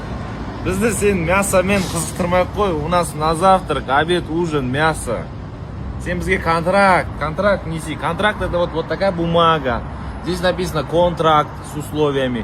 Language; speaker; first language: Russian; non-native, local second language; Kazakh